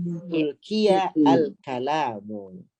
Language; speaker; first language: Arabic; non-native, fluent; Indonesian